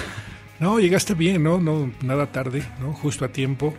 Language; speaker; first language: Spanish; native; Spanish